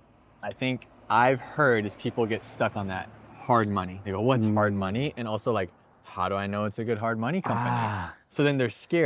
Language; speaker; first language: English; native; English